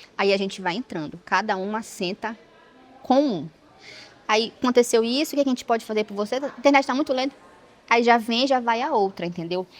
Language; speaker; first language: Portuguese; native; Portuguese